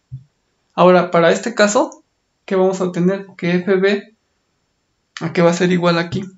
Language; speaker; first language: Spanish; native; Spanish